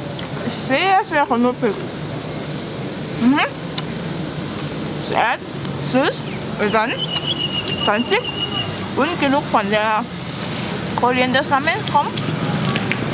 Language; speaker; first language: German; non-native, fluent; Thai